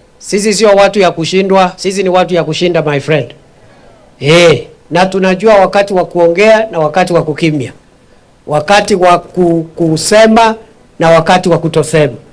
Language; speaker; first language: Swahili; non-native, local second language; Meru